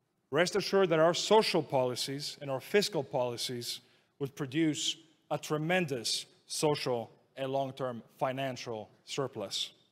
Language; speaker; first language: English; non-native, fluent; Greek